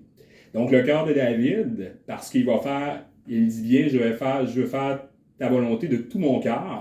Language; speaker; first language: French; native; French